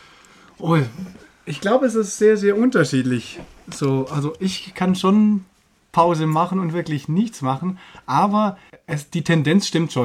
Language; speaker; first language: German; native; German